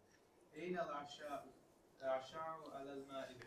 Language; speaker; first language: Arabic; non-native, learner; Bosnian